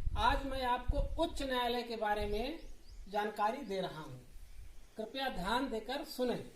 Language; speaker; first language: Hindi; native; Hindi